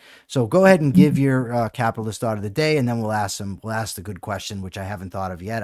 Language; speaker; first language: English; native; English